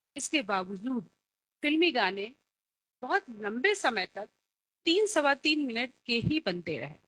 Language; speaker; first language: Hindi; native; Hindi